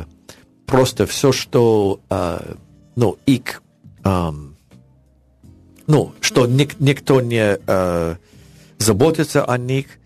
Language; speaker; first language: Russian; non-native, learner; English